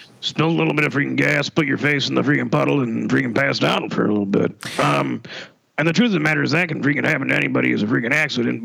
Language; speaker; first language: English; native; English